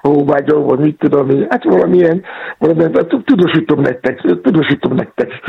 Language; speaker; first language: Hungarian; non-native, learner; Yoruba